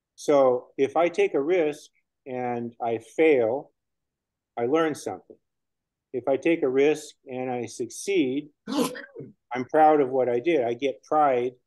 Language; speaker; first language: English; native; English